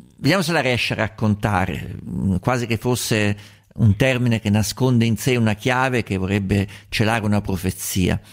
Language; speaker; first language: Italian; native; Italian